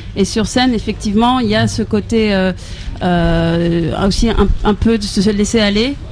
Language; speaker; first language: French; native; French